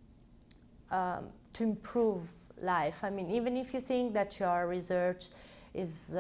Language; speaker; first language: English; non-native, fluent; Italian